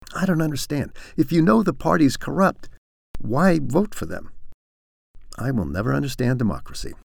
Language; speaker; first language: English; native; English